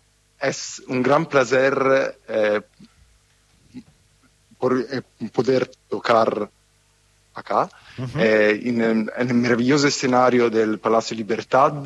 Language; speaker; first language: Spanish; non-native, learner; Italian